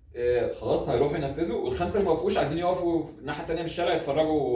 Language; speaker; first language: Arabic; native; Arabic